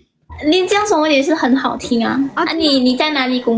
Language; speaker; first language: Chinese; non-native, learner; Indonesian